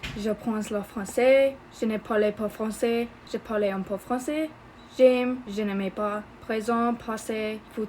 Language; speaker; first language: French; non-native, learner; English